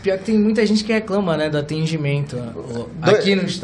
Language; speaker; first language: Portuguese; native; Portuguese